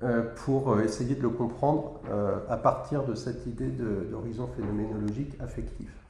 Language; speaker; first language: French; native; French